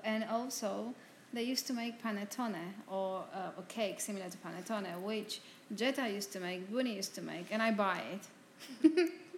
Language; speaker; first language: English; non-native, fluent; Romanian